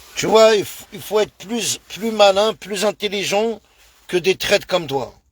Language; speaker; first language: French; native; French